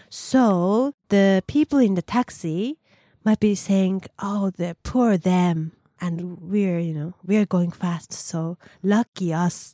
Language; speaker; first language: English; non-native, fluent; Japanese